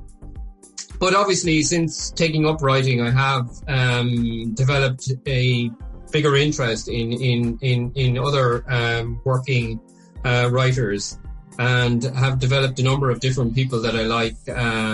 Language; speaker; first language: English; native; English